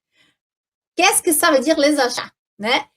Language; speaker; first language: French; non-native, fluent; Portuguese